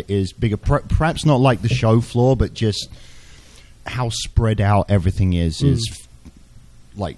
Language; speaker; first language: English; native; English